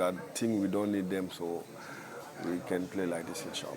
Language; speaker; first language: English; non-native, learner; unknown